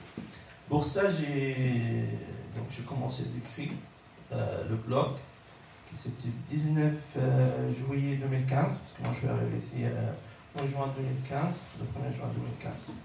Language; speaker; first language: French; non-native, learner; Arabic